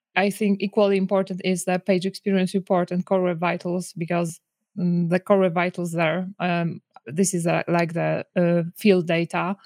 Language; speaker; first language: English; non-native, fluent; Polish